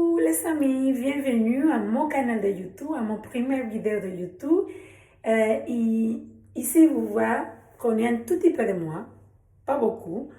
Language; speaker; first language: French; non-native, learner; Spanish